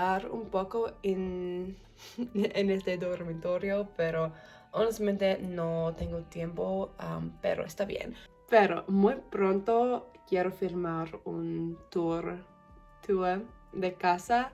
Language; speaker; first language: Spanish; non-native, learner; English